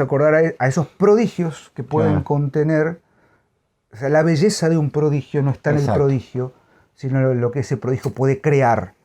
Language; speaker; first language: Spanish; native; Spanish